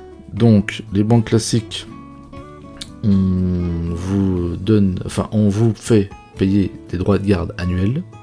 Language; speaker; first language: French; native; French